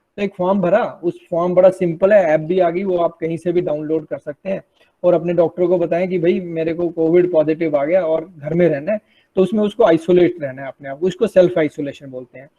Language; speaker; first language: Hindi; non-native, local second language; Punjabi